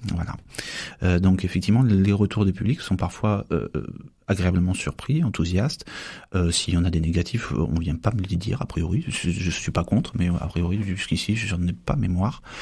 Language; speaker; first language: French; native; French